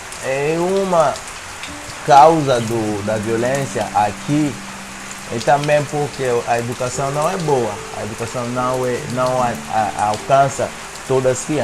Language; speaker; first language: Portuguese; non-native, fluent; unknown